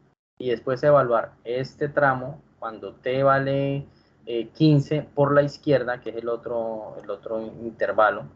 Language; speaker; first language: Spanish; native; Spanish